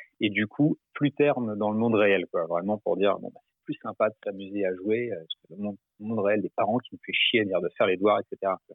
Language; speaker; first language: French; native; French